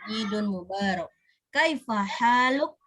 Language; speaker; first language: Arabic; non-native, fluent; Indonesian